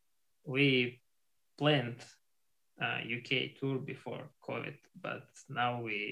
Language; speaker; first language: English; non-native, learner; Russian